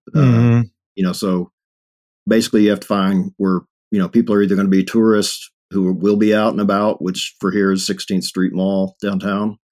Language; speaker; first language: English; native; English